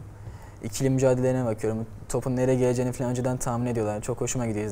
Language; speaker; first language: Turkish; native; Turkish